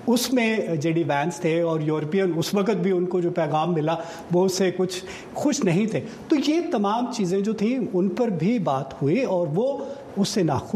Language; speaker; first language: Urdu; native; Urdu